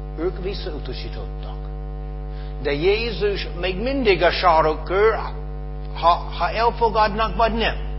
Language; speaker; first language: Hungarian; non-native, fluent; English